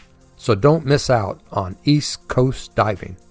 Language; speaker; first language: English; native; English